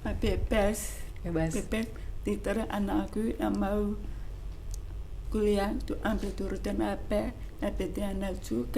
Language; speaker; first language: Indonesian; non-native, local second language; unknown